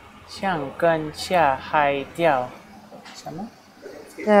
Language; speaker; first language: Chinese; non-native, learner; English